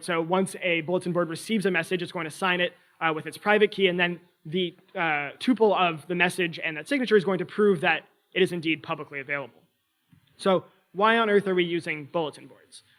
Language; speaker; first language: English; native; English